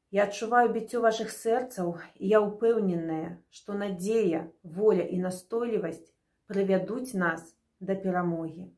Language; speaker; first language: Belarusian; non-native, local second language; Russian